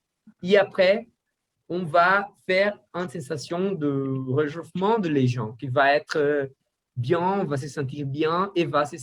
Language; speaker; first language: French; non-native, learner; Portuguese